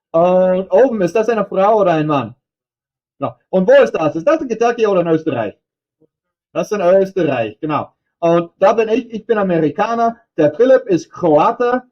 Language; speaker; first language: German; non-native, fluent; English